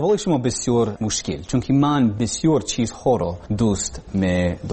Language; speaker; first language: Persian; non-native, learner; English